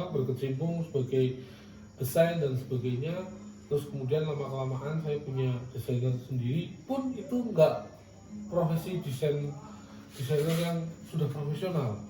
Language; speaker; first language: Indonesian; native; Indonesian